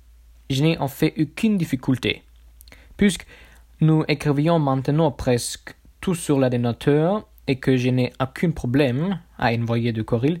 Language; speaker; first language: French; non-native, learner; German